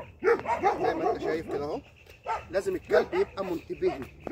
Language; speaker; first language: Arabic; native; Arabic